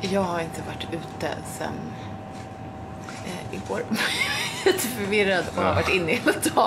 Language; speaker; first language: Swedish; native; Swedish